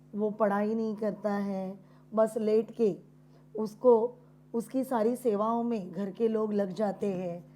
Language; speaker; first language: Hindi; non-native, local second language; Marathi